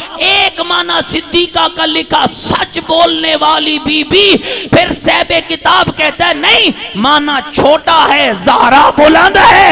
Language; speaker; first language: Urdu; native; Urdu